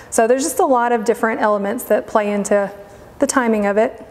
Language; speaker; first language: English; native; English